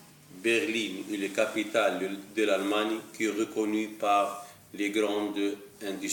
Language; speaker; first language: French; non-native, learner; Arabic